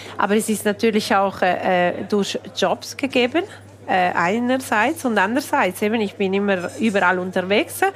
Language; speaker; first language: German; non-native, local second language; Italian